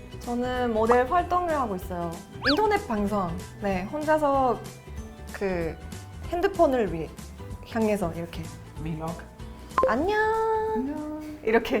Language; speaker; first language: Korean; non-native, fluent; Japanese